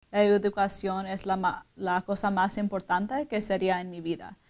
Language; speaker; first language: Spanish; early bilingual, heritage; Spanish